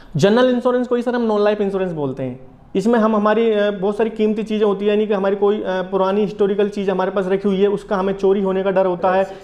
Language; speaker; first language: Hindi; native; Hindi